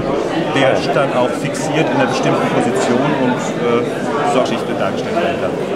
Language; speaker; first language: German; native; German